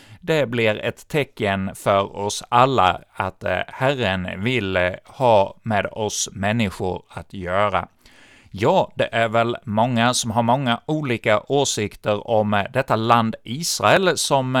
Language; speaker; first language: Swedish; native; Swedish